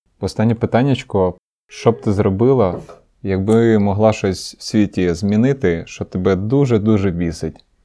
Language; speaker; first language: Ukrainian; non-native, local second language; Russian